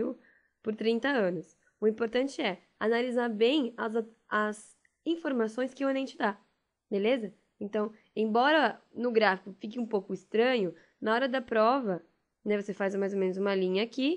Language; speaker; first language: Portuguese; native; Portuguese